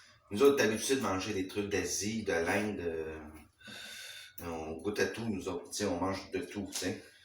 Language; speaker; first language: French; native; French